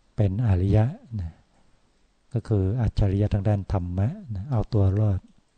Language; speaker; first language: Thai; native; Thai